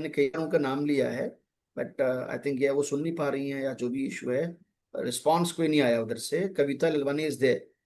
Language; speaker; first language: Hindi; native; Hindi